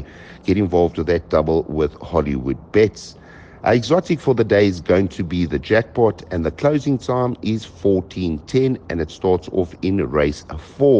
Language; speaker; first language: English; native; English